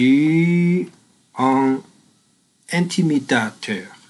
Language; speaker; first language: French; non-native, learner; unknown